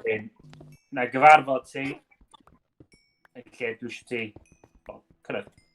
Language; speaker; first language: Welsh; native; Welsh